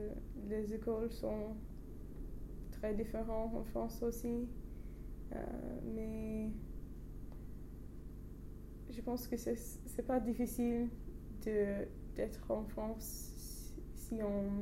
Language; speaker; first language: French; non-native, learner; English